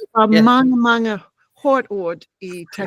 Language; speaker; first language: Danish; non-native, learner; English